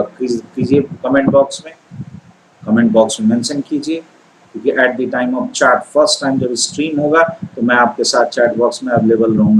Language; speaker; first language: Hindi; native; Hindi